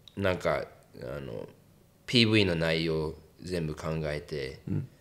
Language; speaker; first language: Japanese; early bilingual, heritage; English